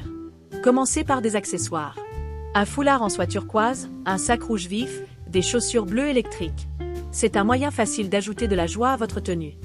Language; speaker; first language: French; native; French